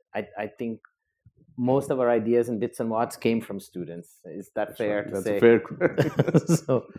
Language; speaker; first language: English; non-native, fluent; Portuguese